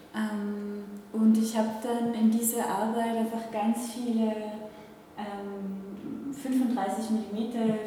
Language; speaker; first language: German; native; German